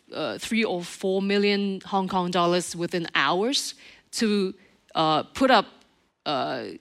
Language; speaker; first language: English; native; English